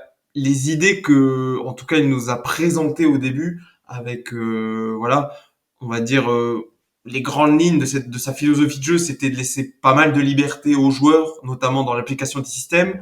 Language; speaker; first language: French; native; French